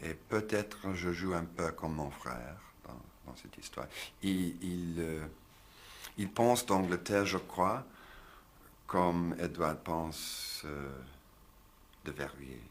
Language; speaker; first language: French; non-native, learner; English